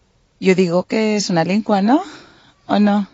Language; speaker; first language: Spanish; non-native, fluent; Arabic